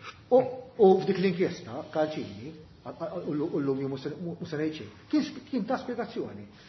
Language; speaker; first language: Maltese; native; Maltese